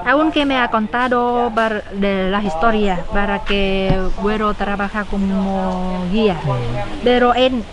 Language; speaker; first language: Spanish; non-native, fluent; Vietnamese